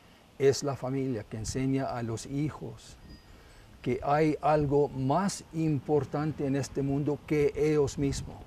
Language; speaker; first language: Spanish; non-native, local second language; English